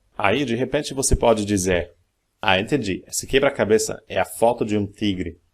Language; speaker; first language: Portuguese; non-native, fluent; German